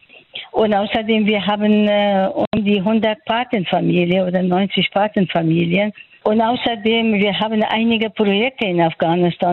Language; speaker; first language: German; non-native, fluent; Persian